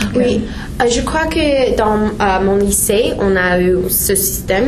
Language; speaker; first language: French; non-native, learner; English